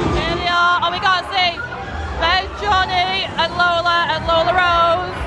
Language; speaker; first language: English; native; English